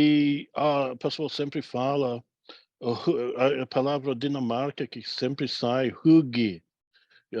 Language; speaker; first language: Portuguese; non-native, fluent; English